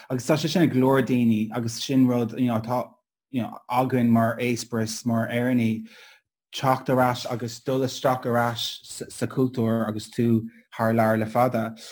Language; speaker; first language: Irish; non-native, local second language; English